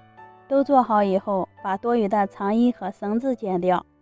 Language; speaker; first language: Chinese; native; Chinese